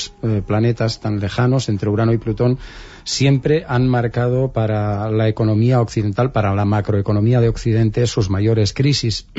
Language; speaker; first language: Spanish; native; Spanish